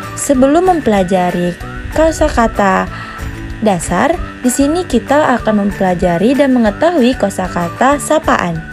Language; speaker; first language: Indonesian; native; Indonesian